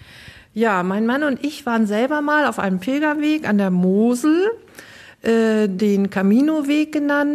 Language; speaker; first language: German; native; German